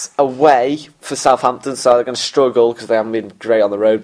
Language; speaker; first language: English; native; English